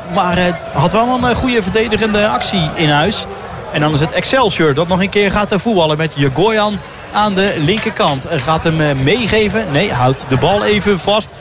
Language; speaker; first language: Dutch; native; Dutch